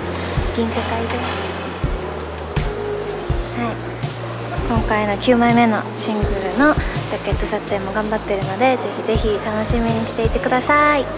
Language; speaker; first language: Japanese; non-native, learner; Korean